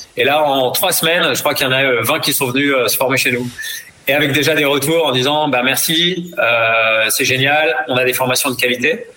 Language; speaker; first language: French; native; French